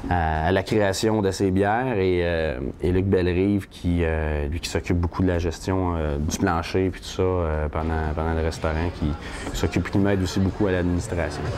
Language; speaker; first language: French; native; French